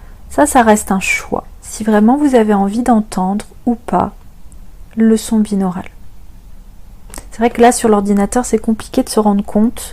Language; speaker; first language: French; native; French